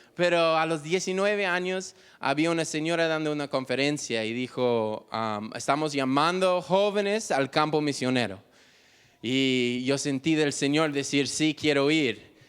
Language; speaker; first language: Spanish; non-native, fluent; English